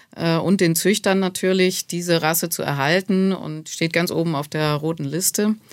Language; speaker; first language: German; native; German